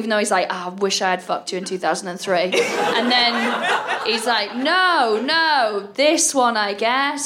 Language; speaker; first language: English; native; English